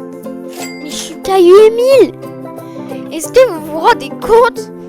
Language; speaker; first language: French; native; French